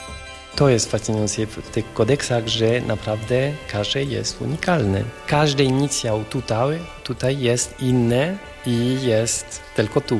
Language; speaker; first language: Polish; non-native, fluent; French